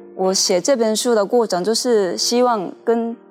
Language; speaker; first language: Chinese; non-native, fluent; Japanese